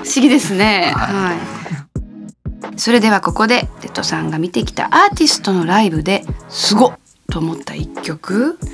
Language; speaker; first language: Japanese; native; Japanese